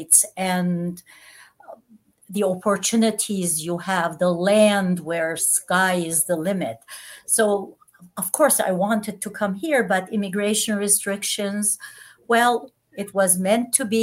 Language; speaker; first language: English; non-native, fluent; Turkish